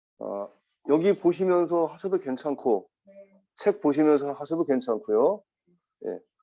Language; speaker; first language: Korean; native; Korean